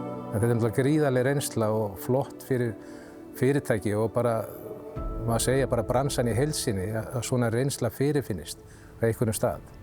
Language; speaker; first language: Icelandic; native; Icelandic